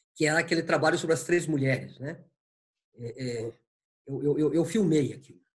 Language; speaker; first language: Portuguese; native; Portuguese